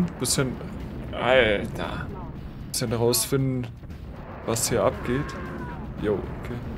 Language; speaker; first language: German; native; German